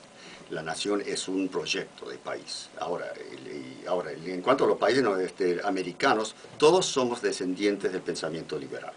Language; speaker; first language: Spanish; non-native, fluent; English